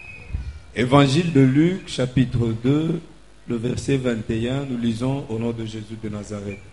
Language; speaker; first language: French; non-native, local second language; Lingala